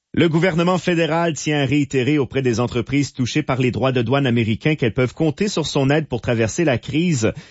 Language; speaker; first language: French; native; French